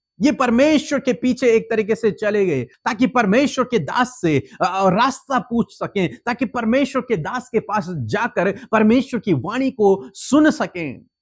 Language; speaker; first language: Hindi; native; Hindi